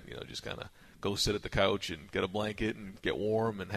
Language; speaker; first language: English; native; English